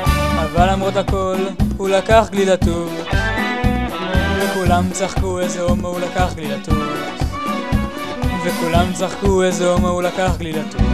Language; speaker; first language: Hebrew; native; Hebrew